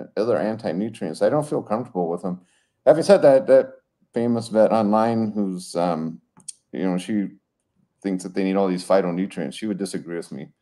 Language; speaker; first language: English; native; English